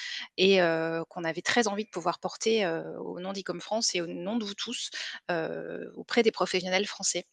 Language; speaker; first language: French; native; French